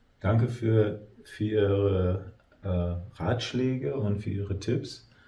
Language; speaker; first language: German; native; German